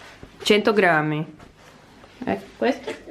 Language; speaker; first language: Italian; non-native, learner; Portuguese